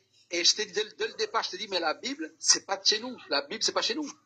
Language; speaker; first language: French; non-native, local second language; Somali